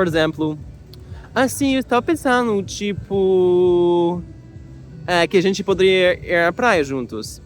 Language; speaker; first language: Portuguese; non-native, learner; English